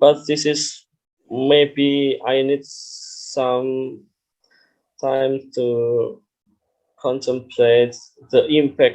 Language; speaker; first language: English; non-native, learner; Indonesian